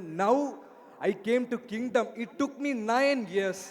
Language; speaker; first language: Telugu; non-native, learner; Malayalam